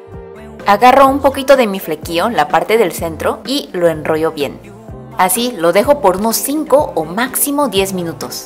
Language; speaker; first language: Spanish; non-native, fluent; Korean